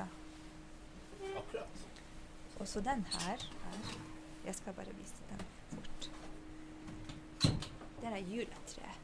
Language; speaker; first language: Norwegian; non-native, fluent; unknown